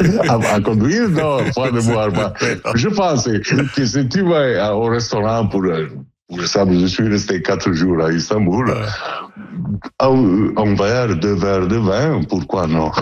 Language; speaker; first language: French; non-native, learner; Italian